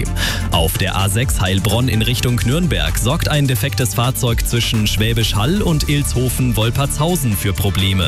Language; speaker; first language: German; native; German